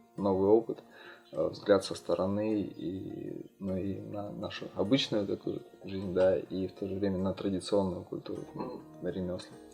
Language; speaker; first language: Russian; native; Russian